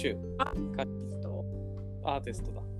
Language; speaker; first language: Japanese; non-native, learner; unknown